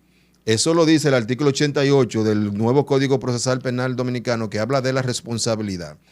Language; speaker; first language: Spanish; native; Spanish